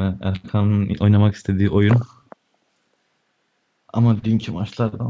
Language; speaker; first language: Turkish; native; Turkish